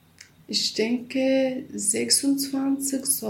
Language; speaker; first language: German; non-native, learner; Kurdish